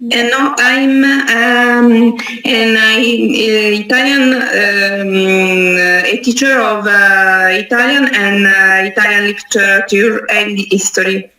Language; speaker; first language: English; non-native, learner; Italian